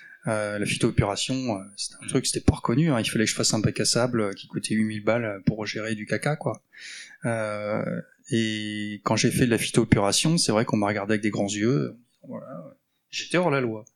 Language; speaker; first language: French; native; French